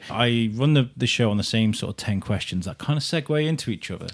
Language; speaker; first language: English; native; English